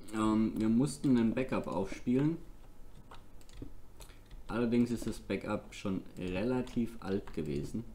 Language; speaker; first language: German; native; German